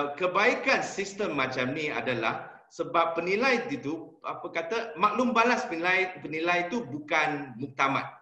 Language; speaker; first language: Malay; non-native, local second language; Chinese